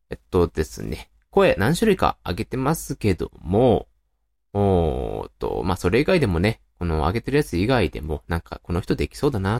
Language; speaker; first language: Japanese; native; Japanese